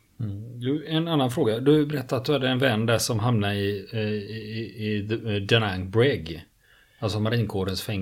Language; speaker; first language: Swedish; native; Swedish